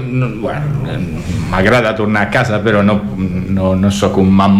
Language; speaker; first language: Catalan; non-native, fluent; Italian